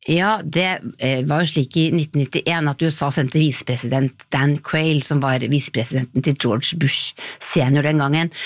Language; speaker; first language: Norwegian; native; Norwegian